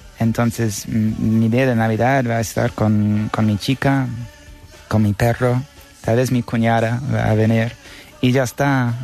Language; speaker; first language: Spanish; non-native, fluent; English